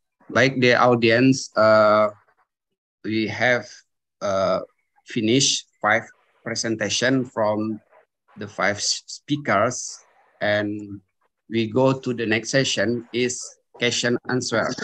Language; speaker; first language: English; non-native, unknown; Indonesian